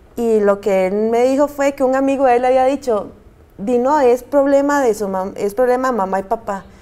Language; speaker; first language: Spanish; native; Spanish